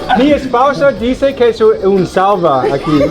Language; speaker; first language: Spanish; non-native, learner; English